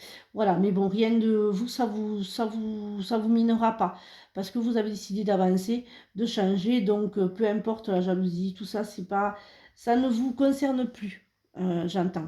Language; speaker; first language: French; native; French